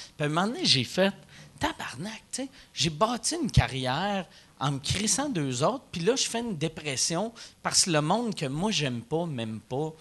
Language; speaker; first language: French; native; French